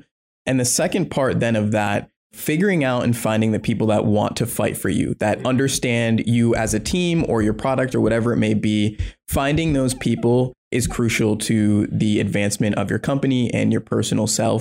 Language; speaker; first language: English; native; English